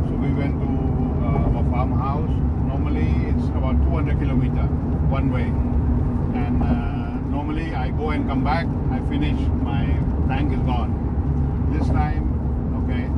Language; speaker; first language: English; non-native, fluent; Thai